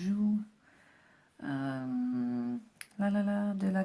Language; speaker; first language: French; non-native, fluent; English